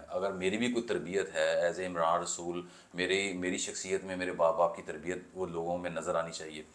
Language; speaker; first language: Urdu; native; Urdu